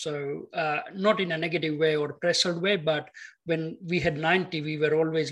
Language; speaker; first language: English; non-native, local second language; Gujarati